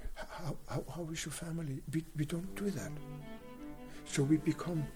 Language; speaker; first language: English; non-native, fluent; Kalaallisut